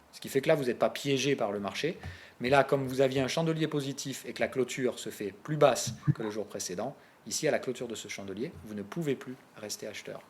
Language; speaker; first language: French; native; French